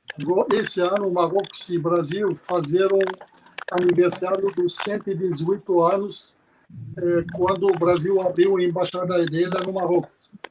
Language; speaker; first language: Portuguese; non-native, fluent; Arabic